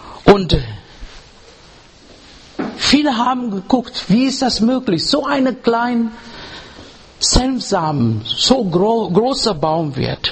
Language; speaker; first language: German; non-native, fluent; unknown